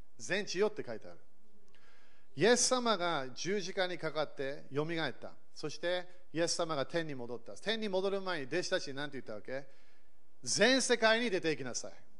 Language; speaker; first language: Japanese; early bilingual, other home language; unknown